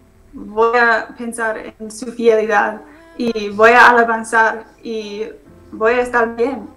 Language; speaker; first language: Spanish; non-native, learner; English